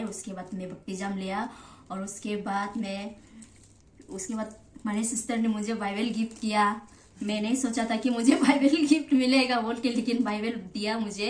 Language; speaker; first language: Hindi; non-native, local second language; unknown